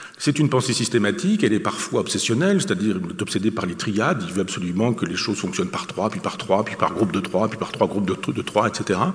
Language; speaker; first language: French; native; French